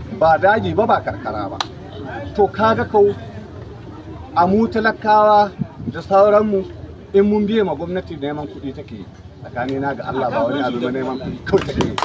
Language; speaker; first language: Hausa; non-native, local second language; Fula